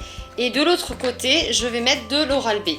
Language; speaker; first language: French; native; French